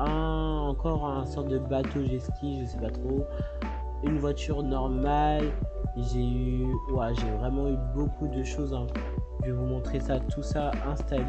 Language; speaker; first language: French; native; French